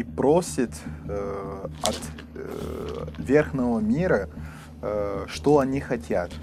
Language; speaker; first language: Russian; non-native, learner; Arabic